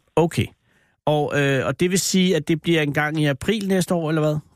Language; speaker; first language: Danish; native; Danish